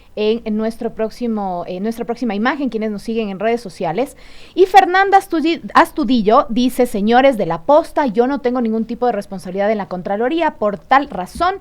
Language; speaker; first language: Spanish; native; Spanish